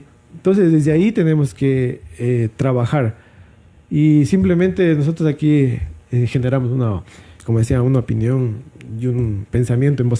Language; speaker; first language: Spanish; native; Spanish